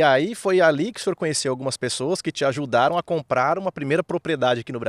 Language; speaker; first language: Portuguese; native; Portuguese